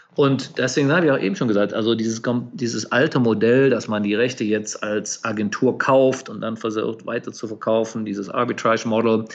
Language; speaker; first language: German; native; German